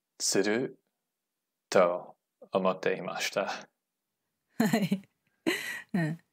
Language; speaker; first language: Japanese; non-native, learner; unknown